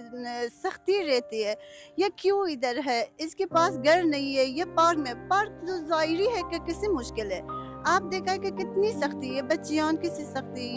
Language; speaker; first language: Hindi; non-native, learner; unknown